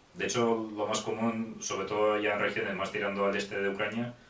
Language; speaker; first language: Spanish; non-native, fluent; Ukrainian